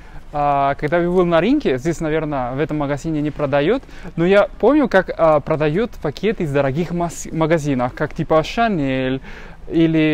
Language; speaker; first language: Russian; non-native, fluent; Spanish